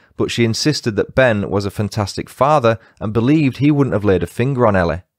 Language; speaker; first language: English; native; English